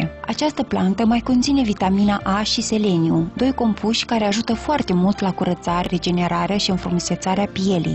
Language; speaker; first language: Romanian; native; Romanian